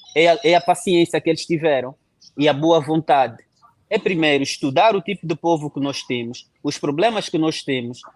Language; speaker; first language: Portuguese; non-native, local second language; Kongo